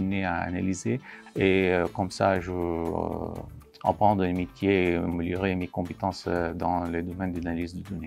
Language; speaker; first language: French; non-native, fluent; Arabic